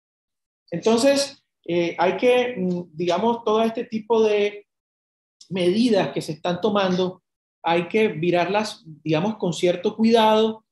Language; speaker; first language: Spanish; native; Spanish